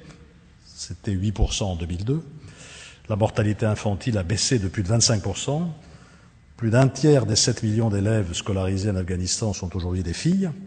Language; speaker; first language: French; native; French